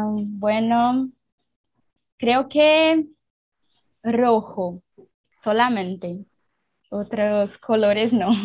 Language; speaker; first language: Spanish; non-native, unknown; Portuguese